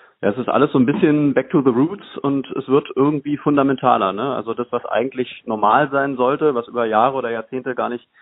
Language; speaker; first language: German; native; German